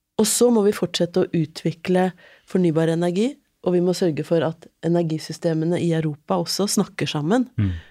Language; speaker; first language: Norwegian; native; Norwegian